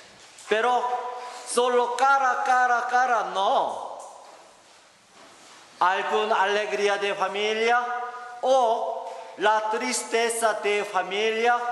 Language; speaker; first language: Spanish; non-native, learner; Korean